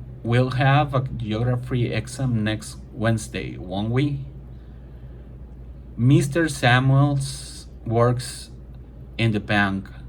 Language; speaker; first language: English; non-native, fluent; Spanish